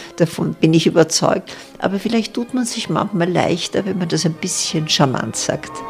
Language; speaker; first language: German; native; German